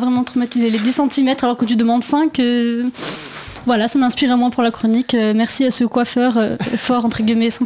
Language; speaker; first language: French; native; French